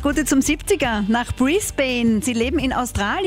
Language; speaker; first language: German; native; German